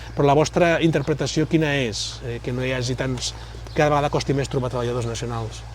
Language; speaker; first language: Catalan; native; Catalan